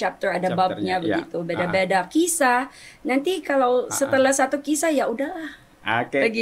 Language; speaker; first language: Indonesian; non-native, fluent; German